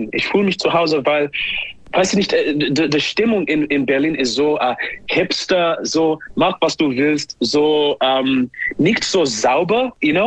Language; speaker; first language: German; non-native, fluent; English